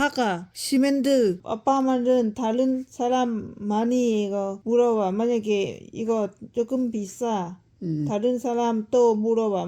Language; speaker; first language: Korean; non-native, learner; Lao